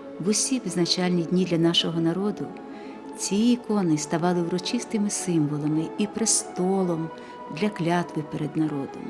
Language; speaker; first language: Ukrainian; native; Ukrainian